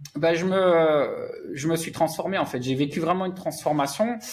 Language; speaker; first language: French; native; French